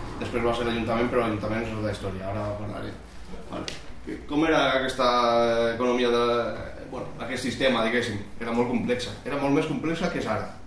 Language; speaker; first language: Catalan; non-native, local second language; Spanish